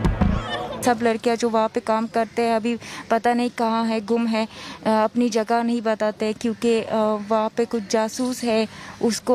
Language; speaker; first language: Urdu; non-native, learner; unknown